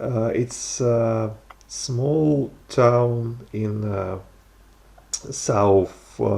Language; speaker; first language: English; non-native, learner; Russian